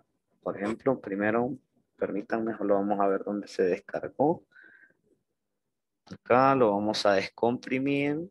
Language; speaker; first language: Spanish; native; Spanish